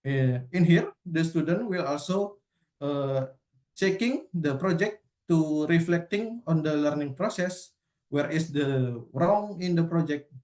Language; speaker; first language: English; non-native, learner; Indonesian